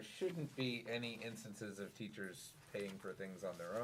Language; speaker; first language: English; native; English